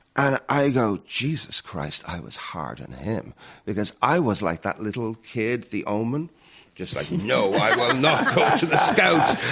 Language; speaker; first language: English; native; English